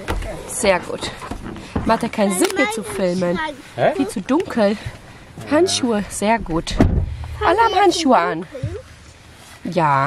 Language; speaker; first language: German; native; German